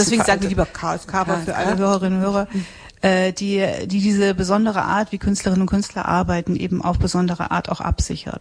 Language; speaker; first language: German; native; German